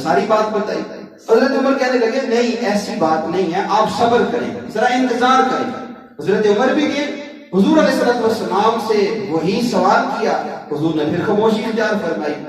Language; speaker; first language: Urdu; non-native, local second language; Punjabi